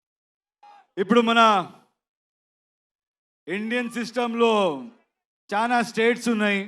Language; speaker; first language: Telugu; non-native, learner; Kannada